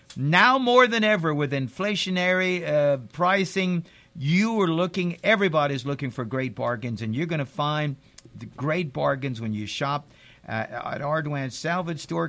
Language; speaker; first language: English; native; English